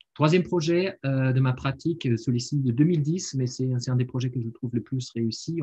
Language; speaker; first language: French; non-native, fluent; German